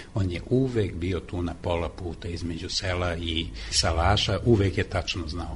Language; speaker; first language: Serbian; non-native, local second language; Hungarian